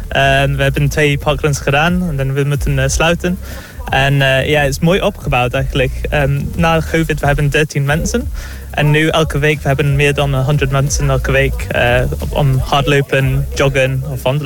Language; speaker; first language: Dutch; non-native, learner; English